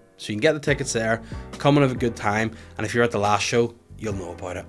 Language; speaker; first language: English; native; English